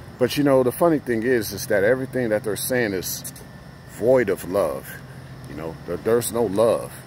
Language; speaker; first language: English; native; English